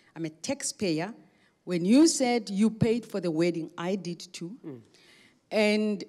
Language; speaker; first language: English; non-native, local second language; Afrikaans